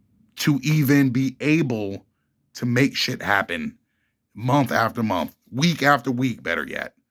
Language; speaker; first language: English; native; English